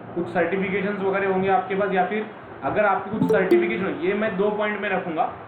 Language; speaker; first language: Hindi; non-native, local second language; Marathi